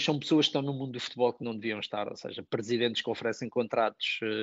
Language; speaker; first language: Portuguese; native; Portuguese